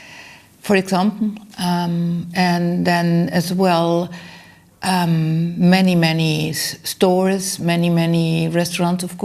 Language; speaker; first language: English; non-native, learner; German